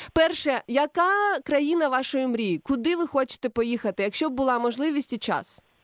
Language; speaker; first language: Ukrainian; native; Ukrainian